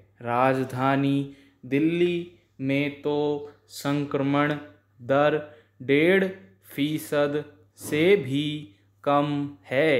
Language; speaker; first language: Hindi; native; Hindi